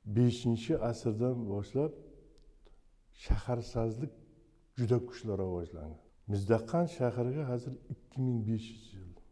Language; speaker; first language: Uzbek; non-native, local second language; Kara-Kalpak